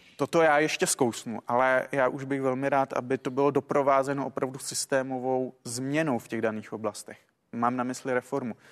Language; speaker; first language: Czech; native; Czech